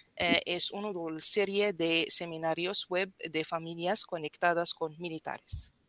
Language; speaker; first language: Spanish; non-native, fluent; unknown